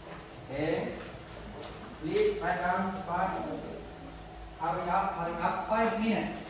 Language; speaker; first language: English; non-native, learner; Indonesian